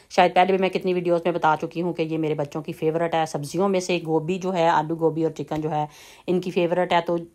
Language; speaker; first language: Urdu; native; Urdu